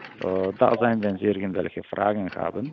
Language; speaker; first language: German; non-native, fluent; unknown